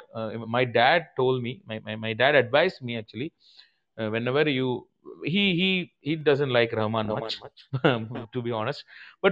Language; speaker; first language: English; non-native, local second language; Tamil